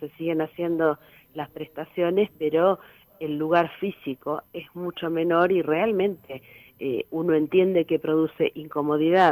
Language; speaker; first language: Spanish; native; Spanish